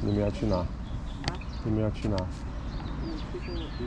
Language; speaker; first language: Chinese; non-native, fluent; English